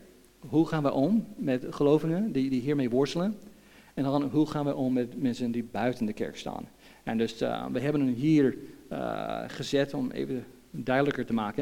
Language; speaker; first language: Dutch; non-native, fluent; English